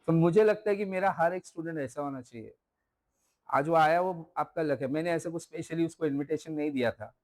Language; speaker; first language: Hindi; non-native, local second language; Marathi